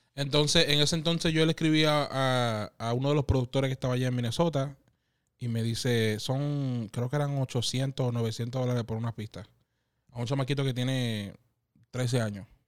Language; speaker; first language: Spanish; native; Spanish